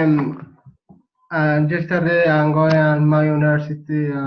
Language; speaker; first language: English; non-native, learner; Spanish